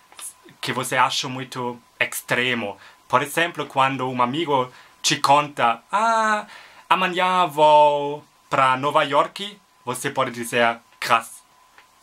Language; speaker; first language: Portuguese; non-native, learner; German